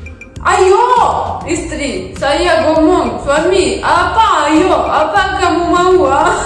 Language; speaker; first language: Indonesian; non-native, learner; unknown